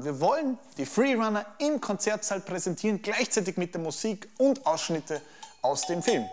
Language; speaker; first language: German; native; German